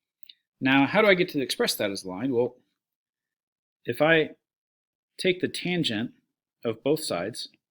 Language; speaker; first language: English; native; English